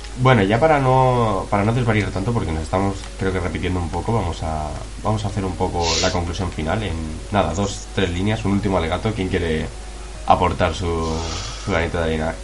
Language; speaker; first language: Spanish; native; Spanish